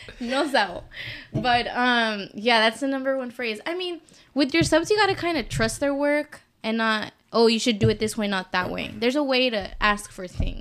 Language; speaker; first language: English; early bilingual, other home language; Spanish